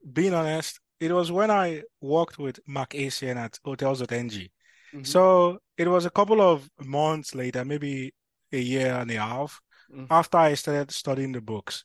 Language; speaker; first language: English; non-native, local second language; Yoruba